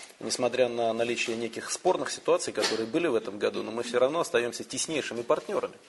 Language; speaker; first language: Russian; native; Russian